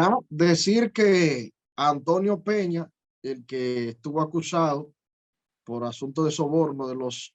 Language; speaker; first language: Spanish; native; Spanish